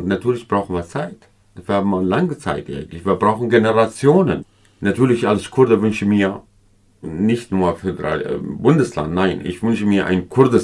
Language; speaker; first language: German; non-native, learner; Kurdish